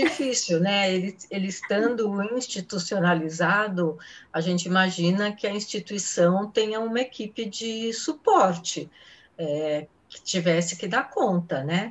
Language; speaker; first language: Portuguese; native; Portuguese